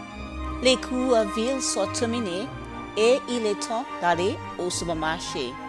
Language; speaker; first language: French; non-native, learner; English